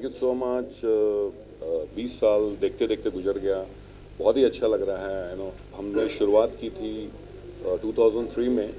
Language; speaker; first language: Hindi; native; Hindi